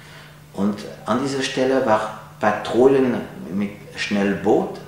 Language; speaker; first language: German; non-native, fluent; French